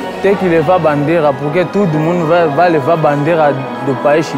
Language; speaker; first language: Portuguese; non-native, learner; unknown